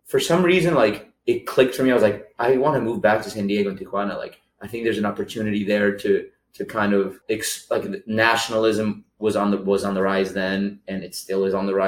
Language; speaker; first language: English; early bilingual, other home language; Spanish